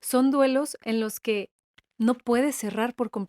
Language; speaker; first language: Spanish; native; Spanish